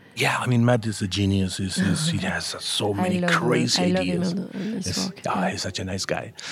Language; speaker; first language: English; non-native, fluent; Spanish